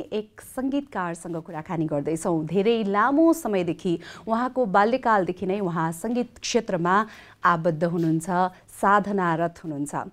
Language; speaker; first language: Nepali; native; Nepali